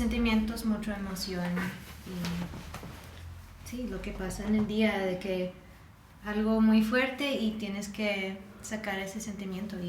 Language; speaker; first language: Spanish; non-native, fluent; English